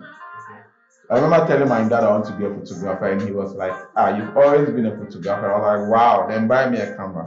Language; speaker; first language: English; non-native, local second language; Akan